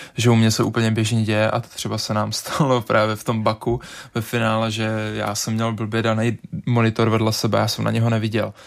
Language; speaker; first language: Czech; native; Czech